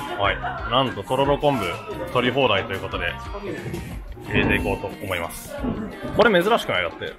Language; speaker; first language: Japanese; native; Japanese